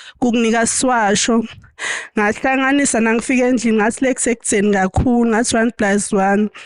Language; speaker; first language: Zulu; non-native, local second language; Swati